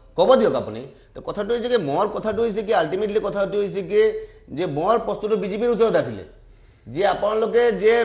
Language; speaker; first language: Assamese; non-native, local second language; Bangla